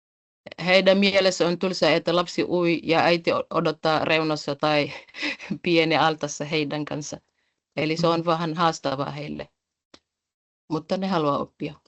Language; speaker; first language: Finnish; non-native, fluent; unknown